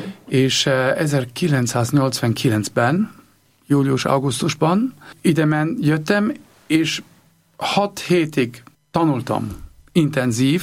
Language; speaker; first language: Hungarian; non-native, learner; German